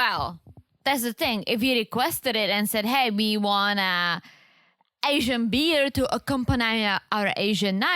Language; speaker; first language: English; native; English